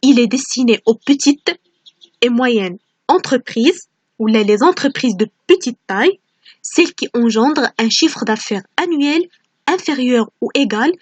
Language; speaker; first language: French; non-native, local second language; Arabic